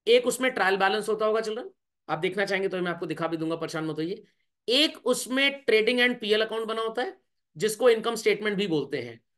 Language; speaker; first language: Hindi; native; Hindi